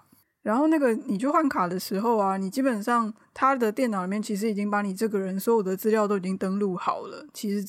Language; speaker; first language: Chinese; native; Chinese